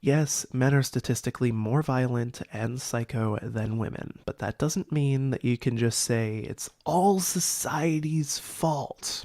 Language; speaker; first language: English; native; English